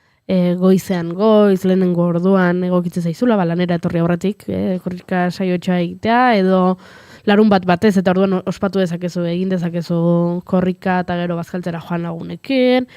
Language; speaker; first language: Basque; native; Basque